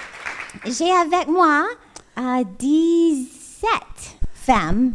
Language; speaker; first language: French; non-native, learner; English